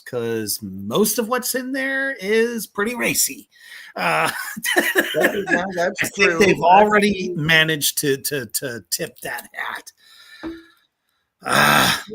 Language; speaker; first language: English; native; English